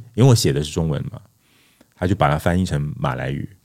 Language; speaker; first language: Chinese; non-native, local second language; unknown